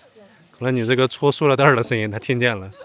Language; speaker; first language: Chinese; native; Chinese